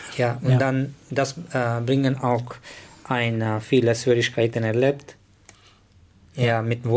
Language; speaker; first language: German; non-native, learner; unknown